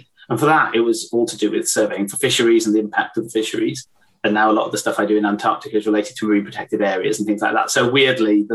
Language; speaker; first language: English; native; English